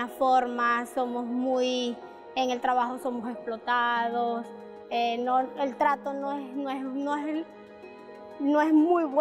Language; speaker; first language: Spanish; native; Spanish